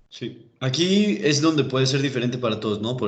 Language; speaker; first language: Spanish; native; Spanish